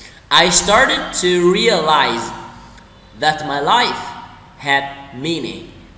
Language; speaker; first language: English; non-native, fluent; Vietnamese